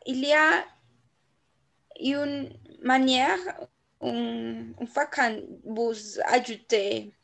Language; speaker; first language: French; non-native, learner; Spanish